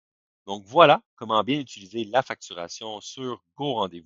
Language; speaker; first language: French; native; French